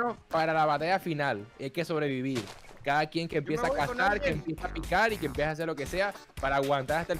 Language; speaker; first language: Spanish; native; Spanish